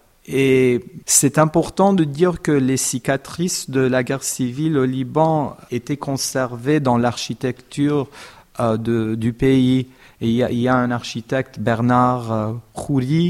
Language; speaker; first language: French; non-native, fluent; Armenian